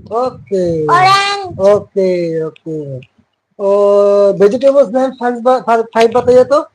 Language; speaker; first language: Hindi; non-native, local second language; Bangla